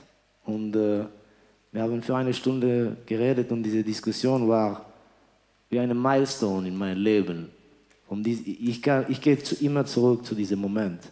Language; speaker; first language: German; non-native, fluent; French